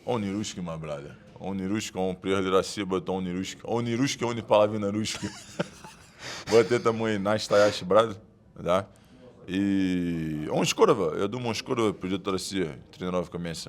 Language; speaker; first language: Russian; non-native, learner; Portuguese